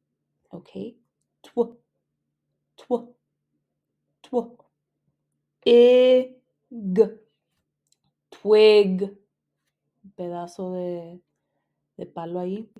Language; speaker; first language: Spanish; early bilingual, heritage; Spanish